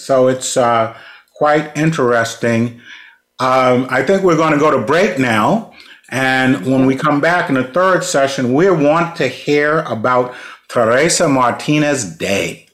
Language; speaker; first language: English; native; English